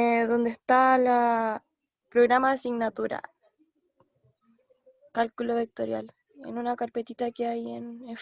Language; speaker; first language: Spanish; native; Spanish